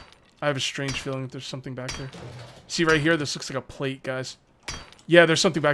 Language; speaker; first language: English; native; English